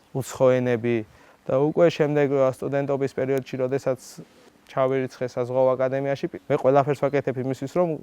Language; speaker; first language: Georgian; native; Georgian